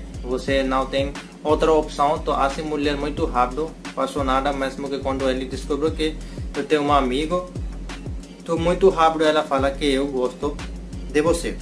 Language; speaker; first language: Portuguese; non-native, learner; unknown